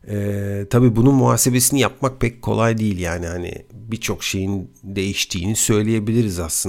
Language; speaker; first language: Turkish; native; Turkish